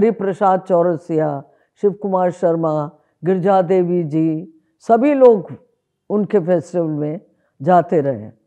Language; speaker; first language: Hindi; native; Hindi